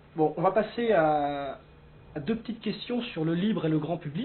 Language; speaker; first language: French; native; French